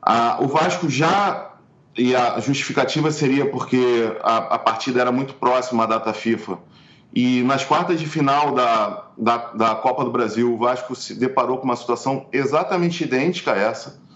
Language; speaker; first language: Portuguese; native; Portuguese